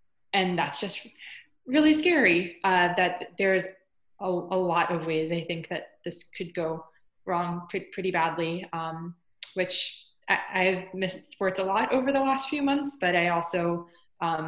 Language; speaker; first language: English; native; English